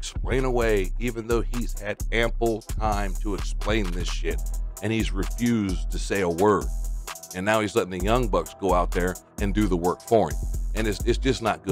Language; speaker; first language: English; native; English